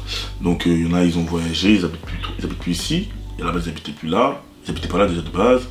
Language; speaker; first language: French; native; French